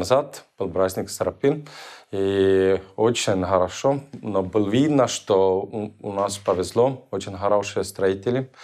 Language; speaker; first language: Russian; non-native, local second language; Estonian